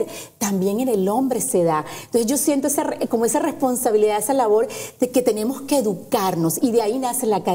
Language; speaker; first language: Spanish; native; Spanish